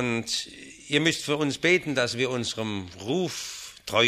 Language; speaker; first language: German; native; German